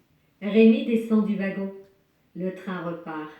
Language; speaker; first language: French; native; French